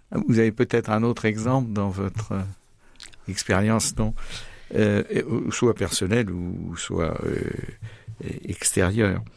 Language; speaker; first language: French; native; French